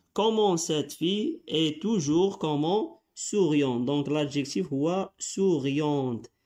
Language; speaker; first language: French; non-native, local second language; Arabic